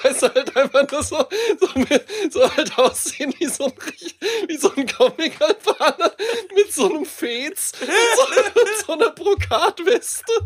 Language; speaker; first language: German; native; German